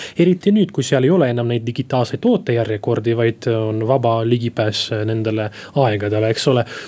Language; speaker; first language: Estonian; non-native, local second language; Russian